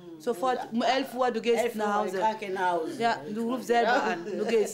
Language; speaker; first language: German; non-native, fluent; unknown